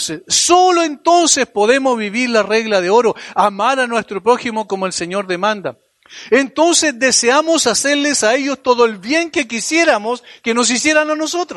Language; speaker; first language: Spanish; native; Spanish